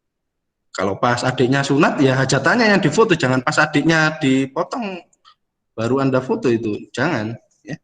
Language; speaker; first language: Indonesian; native; Indonesian